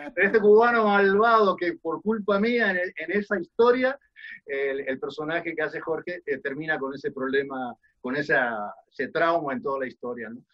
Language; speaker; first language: Spanish; early bilingual, other home language; Dutch